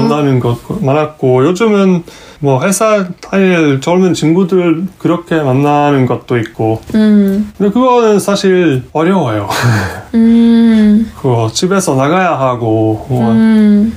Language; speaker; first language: Korean; non-native, fluent; Hungarian